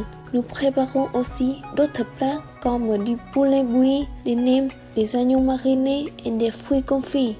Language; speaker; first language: French; non-native, learner; Vietnamese